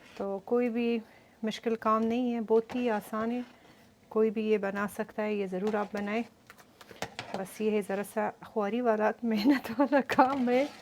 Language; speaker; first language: Urdu; native; Urdu